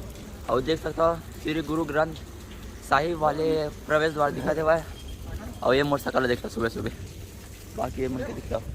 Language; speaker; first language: Hindi; non-native, local second language; Chhattisgarhi